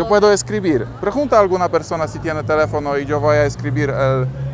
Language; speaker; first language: Spanish; non-native, learner; Polish